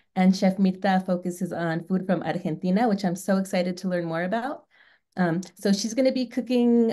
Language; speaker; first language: English; native; English